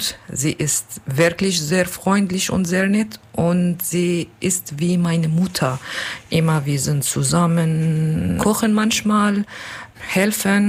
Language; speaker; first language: German; non-native, learner; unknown